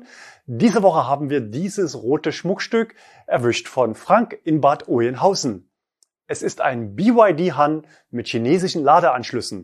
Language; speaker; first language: German; native; German